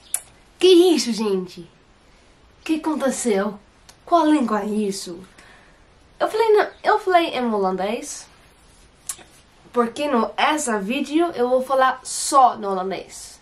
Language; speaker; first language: Portuguese; non-native, learner; Dutch